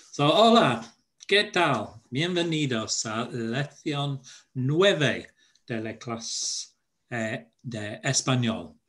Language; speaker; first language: Spanish; non-native, fluent; English